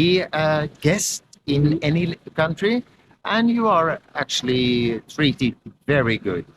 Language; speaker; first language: English; non-native, fluent; Norwegian